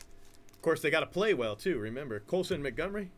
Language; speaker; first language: English; native; English